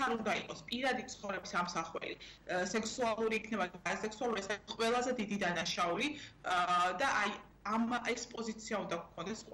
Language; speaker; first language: Georgian; native; Georgian